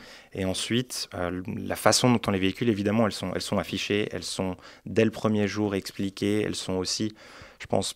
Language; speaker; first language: French; native; French